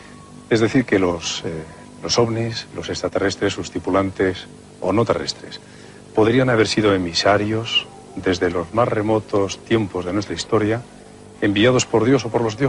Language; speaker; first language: Spanish; native; Spanish